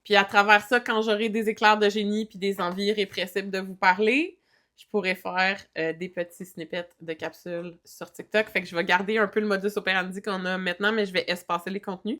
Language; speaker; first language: French; native; French